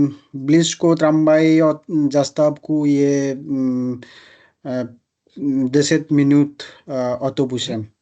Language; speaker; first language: Czech; non-native, learner; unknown